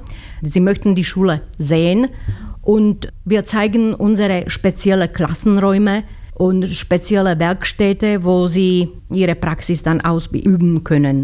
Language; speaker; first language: German; non-native, fluent; Slovak